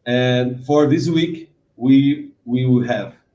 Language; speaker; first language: English; non-native, learner; Portuguese